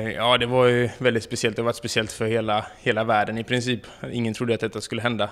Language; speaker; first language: Swedish; native; Swedish